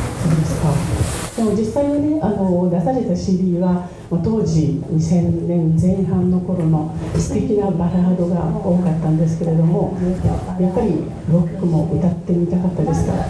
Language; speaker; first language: Japanese; native; Japanese